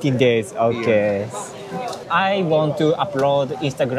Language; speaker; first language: English; non-native, learner; Japanese